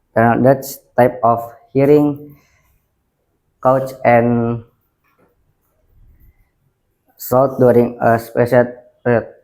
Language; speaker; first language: English; non-native, learner; Indonesian